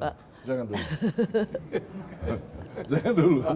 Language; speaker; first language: Indonesian; non-native, fluent; Tetum